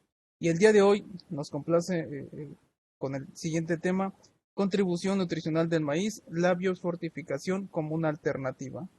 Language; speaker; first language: Spanish; native; Spanish